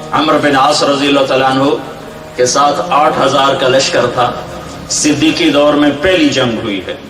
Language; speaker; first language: Urdu; non-native, local second language; Punjabi